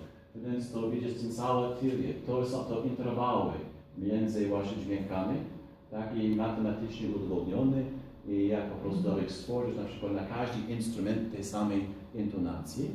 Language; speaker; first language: Polish; non-native, fluent; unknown